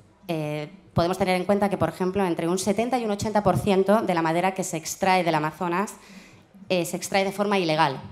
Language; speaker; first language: Spanish; native; Spanish